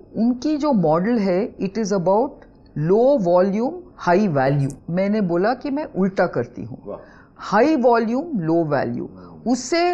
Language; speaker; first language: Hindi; non-native, local second language; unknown